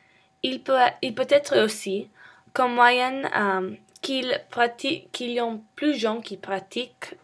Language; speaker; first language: French; non-native, learner; English